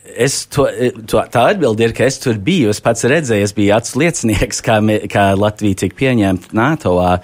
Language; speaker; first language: Latvian; early bilingual, heritage; Latvian